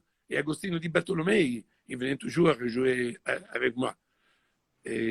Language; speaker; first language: French; non-native, fluent; Italian